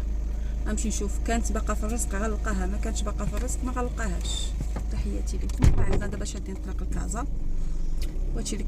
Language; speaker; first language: Arabic; native; Arabic